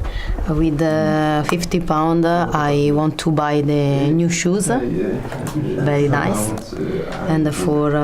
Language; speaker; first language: English; non-native, learner; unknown